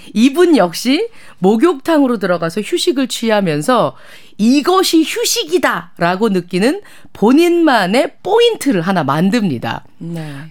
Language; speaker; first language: Korean; native; Korean